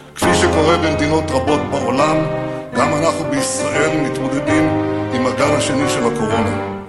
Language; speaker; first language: Hebrew; native; Hebrew